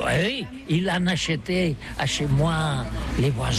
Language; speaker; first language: French; non-native, learner; Catalan